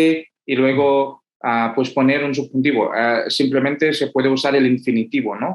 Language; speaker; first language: Spanish; non-native, fluent; Hindi